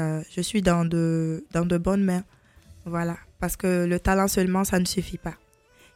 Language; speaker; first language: French; non-native, local second language; Mandingo